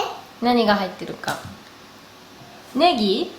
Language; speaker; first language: Japanese; native; Japanese